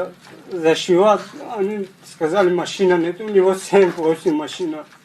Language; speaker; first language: Russian; non-native, learner; Tajik